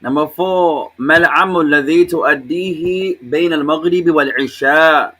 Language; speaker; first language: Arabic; non-native, fluent; English